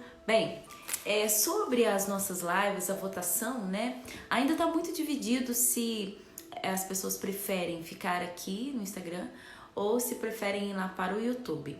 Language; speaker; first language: Portuguese; native; Portuguese